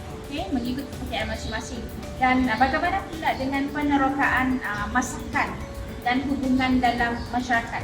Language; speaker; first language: Malay; native; Malay